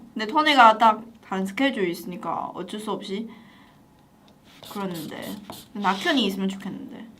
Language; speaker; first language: Korean; non-native, fluent; Chinese